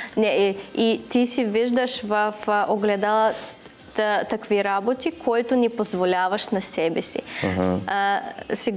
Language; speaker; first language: Bulgarian; non-native, learner; Russian